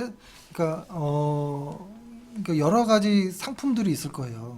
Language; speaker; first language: Korean; native; Korean